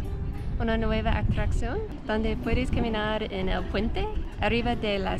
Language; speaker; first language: Spanish; non-native, learner; English